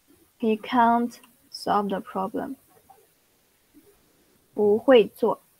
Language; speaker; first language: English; non-native, fluent; Chinese